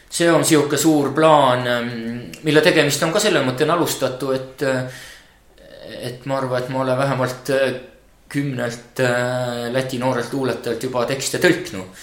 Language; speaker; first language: Estonian; native; Estonian